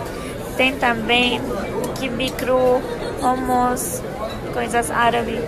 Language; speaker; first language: Portuguese; non-native, fluent; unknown